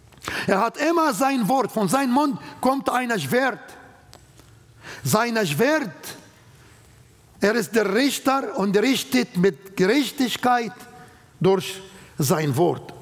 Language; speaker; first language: German; non-native, fluent; Arabic